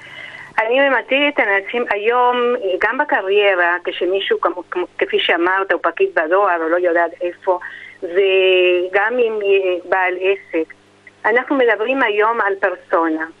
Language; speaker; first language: Hebrew; non-native, fluent; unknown